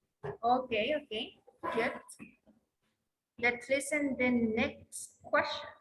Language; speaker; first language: English; non-native, learner; Spanish